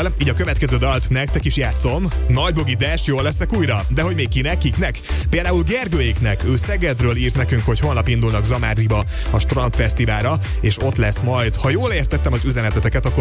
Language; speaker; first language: Hungarian; native; Hungarian